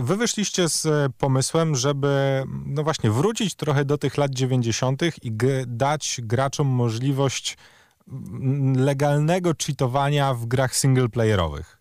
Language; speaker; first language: Polish; native; Polish